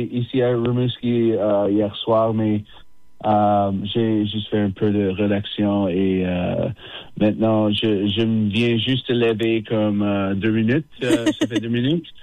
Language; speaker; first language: French; non-native, fluent; English